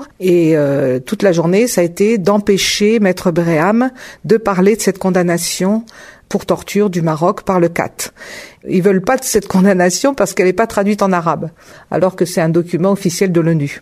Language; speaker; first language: French; native; French